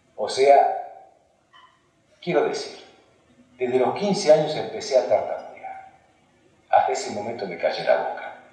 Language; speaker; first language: Spanish; early bilingual, other home language; Hungarian